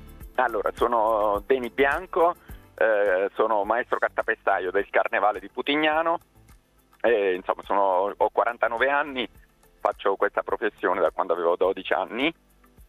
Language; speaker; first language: Italian; native; Italian